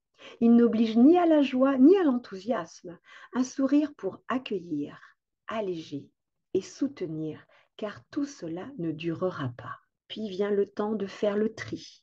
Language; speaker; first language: French; native; French